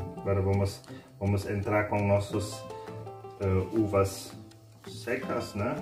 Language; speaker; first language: Portuguese; non-native, learner; German